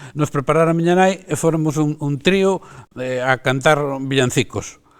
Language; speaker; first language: Galician; native; Galician